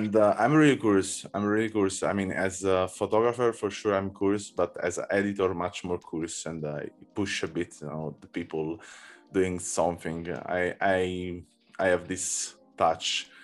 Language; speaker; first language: English; non-native, learner; Italian